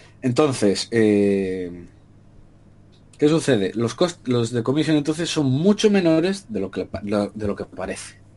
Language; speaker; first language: Spanish; native; Spanish